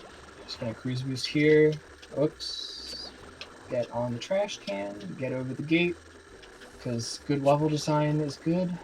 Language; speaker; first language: English; native; English